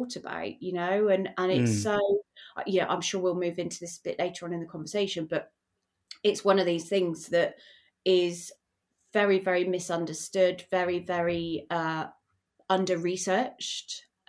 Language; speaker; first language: English; native; English